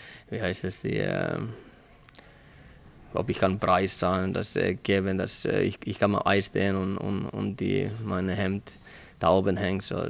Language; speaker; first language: German; non-native, learner; Finnish